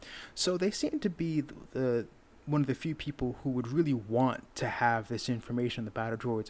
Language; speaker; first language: English; native; English